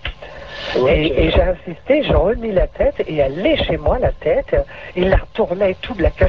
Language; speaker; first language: French; native; French